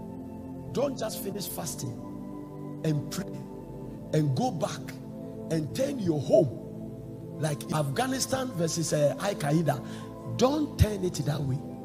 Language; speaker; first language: English; non-native, local second language; Akan